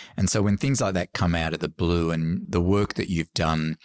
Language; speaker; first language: English; early bilingual, other home language; Arabic